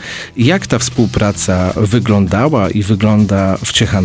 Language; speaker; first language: Polish; native; Polish